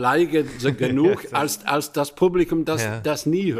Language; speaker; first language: German; non-native, fluent; English